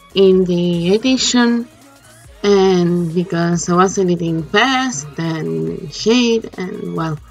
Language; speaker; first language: English; non-native, fluent; Spanish